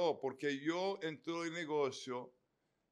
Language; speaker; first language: Spanish; native; Spanish